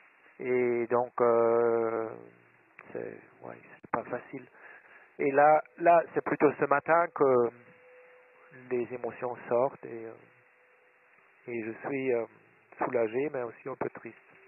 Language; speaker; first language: French; non-native, fluent; German